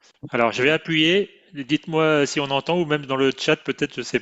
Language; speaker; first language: French; native; French